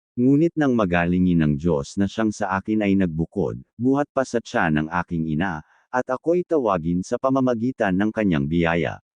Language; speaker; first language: Filipino; non-native, local second language; Bikol